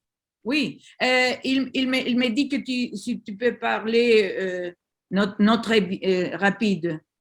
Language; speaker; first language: French; non-native, learner; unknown